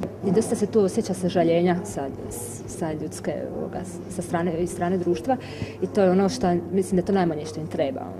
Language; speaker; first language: Bosnian; native; Bosnian